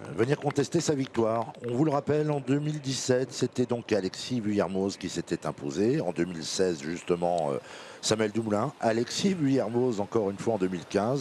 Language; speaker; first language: French; native; French